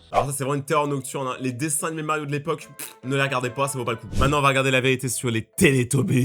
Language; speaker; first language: French; native; French